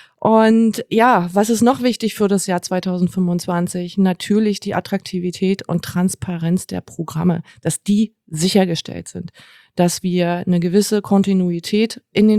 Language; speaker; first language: German; native; German